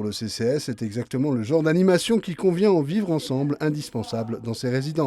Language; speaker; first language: French; native; French